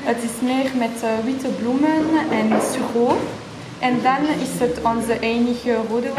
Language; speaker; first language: Dutch; non-native, learner; French